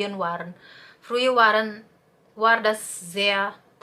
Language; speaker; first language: German; non-native, fluent; Indonesian